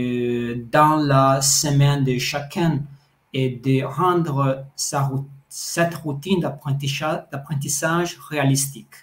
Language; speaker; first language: French; non-native, fluent; Italian